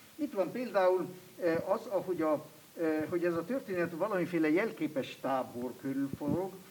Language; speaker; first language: Hungarian; non-native, fluent; German